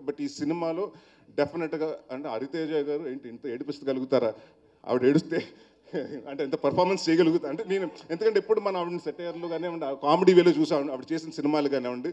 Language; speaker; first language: Telugu; native; Telugu